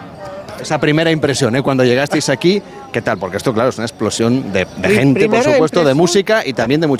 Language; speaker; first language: Spanish; native; Spanish